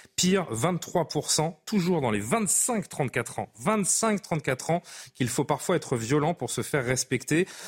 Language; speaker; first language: French; native; French